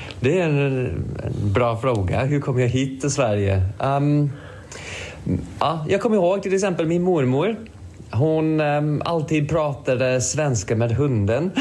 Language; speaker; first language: Swedish; non-native, fluent; English